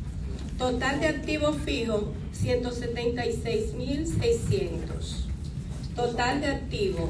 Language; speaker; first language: Spanish; native; Spanish